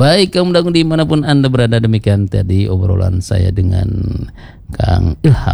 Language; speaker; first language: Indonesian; non-native, local second language; Sundanese